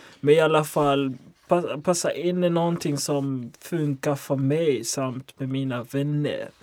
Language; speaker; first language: Swedish; non-native, local second language; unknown